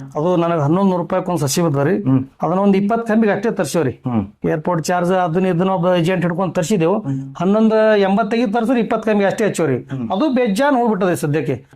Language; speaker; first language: Kannada; native; Kannada